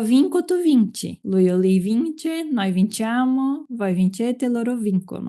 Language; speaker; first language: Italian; non-native, fluent; Portuguese